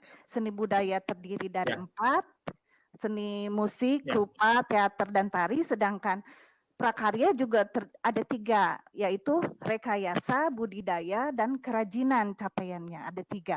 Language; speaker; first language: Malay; non-native, local second language; Sundanese